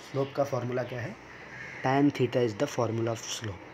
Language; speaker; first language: Hindi; non-native, local second language; Marathi